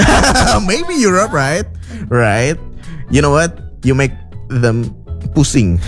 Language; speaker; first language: English; non-native, learner; Indonesian